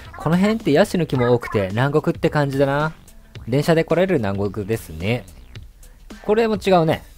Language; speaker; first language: Japanese; native; Japanese